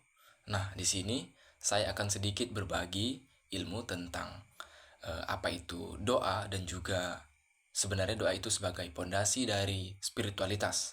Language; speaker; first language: Indonesian; native; Indonesian